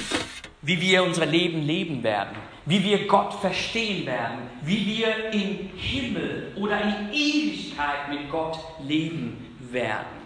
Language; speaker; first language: German; non-native, fluent; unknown